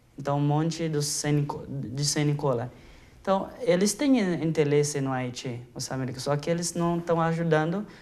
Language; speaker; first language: Portuguese; non-native, fluent; Haitian Creole